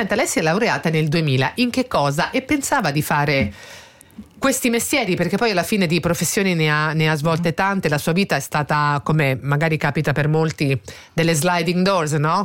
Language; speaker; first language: Italian; native; Italian